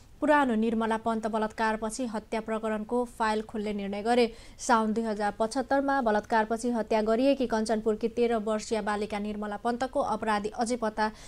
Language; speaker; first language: Nepali; non-native, local second language; Maithili